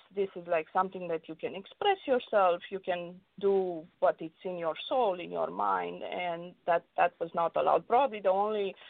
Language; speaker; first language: English; non-native, fluent; Romanian